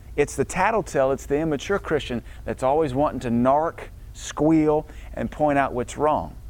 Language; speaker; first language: English; native; English